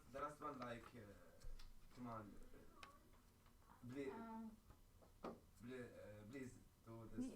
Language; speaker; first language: English; non-native, learner; Arabic